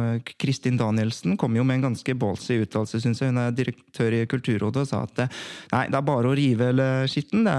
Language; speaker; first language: Norwegian; early bilingual, other home language; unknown